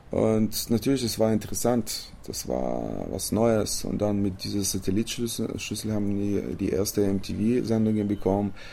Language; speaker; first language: German; non-native, fluent; Romanian